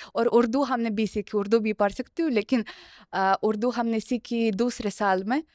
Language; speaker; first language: Hindi; non-native, fluent; Russian